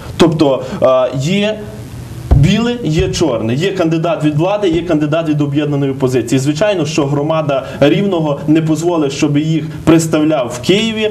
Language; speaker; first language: Ukrainian; native; Ukrainian